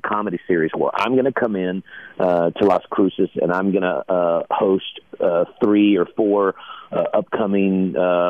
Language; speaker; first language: English; native; English